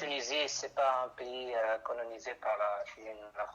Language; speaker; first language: French; non-native, local second language; Arabic